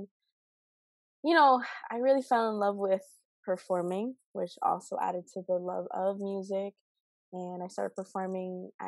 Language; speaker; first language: English; native; English